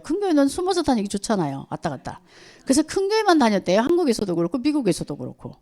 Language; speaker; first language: Korean; native; Korean